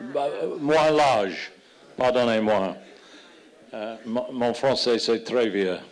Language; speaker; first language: French; non-native, fluent; English